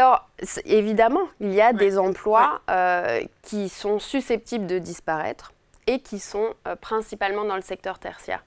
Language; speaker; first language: French; native; French